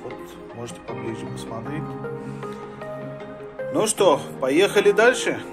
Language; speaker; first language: Russian; non-native, fluent; Hindi